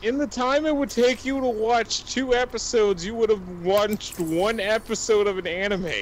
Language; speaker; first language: English; native; English